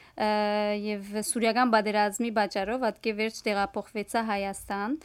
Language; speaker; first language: Armenian; native; Armenian